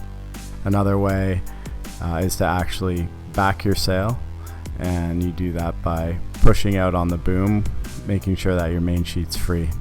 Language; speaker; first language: English; native; English